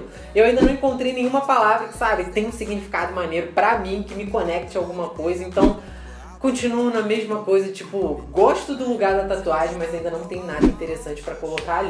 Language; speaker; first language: Portuguese; native; Portuguese